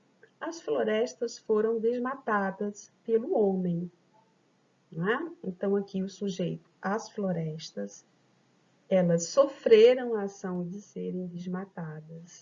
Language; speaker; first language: Portuguese; native; Portuguese